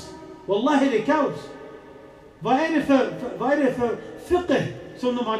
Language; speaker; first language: Swedish; non-native, fluent; Arabic